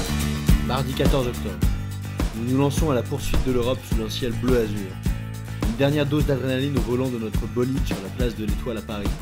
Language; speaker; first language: French; native; French